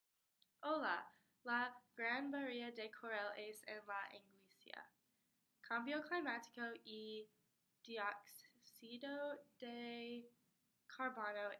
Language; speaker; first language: Spanish; non-native, learner; English